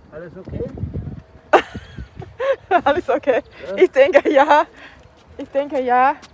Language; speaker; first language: German; non-native, learner; Thai